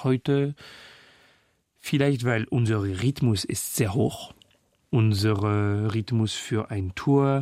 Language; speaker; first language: German; non-native, fluent; French